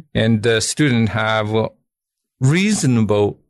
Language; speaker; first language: English; non-native, fluent; Chinese